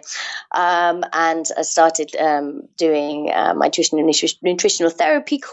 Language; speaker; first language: English; native; English